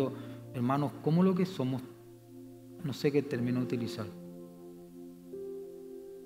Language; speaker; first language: Spanish; native; Spanish